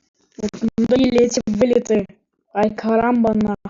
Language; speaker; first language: Russian; native; Russian